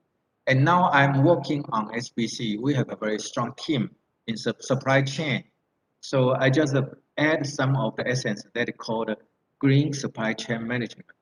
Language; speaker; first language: English; non-native, fluent; Thai